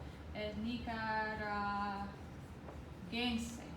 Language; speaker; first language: Spanish; non-native, fluent; English